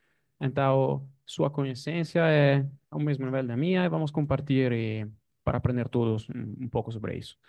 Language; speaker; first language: Portuguese; non-native, fluent; Italian